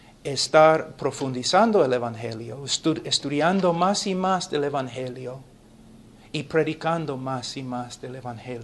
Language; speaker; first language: Spanish; non-native, fluent; English